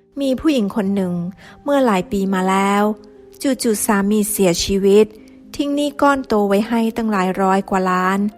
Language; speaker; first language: Thai; native; Thai